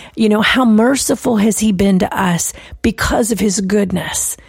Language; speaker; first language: English; native; English